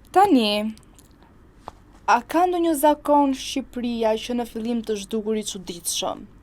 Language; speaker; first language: Albanian; native; Albanian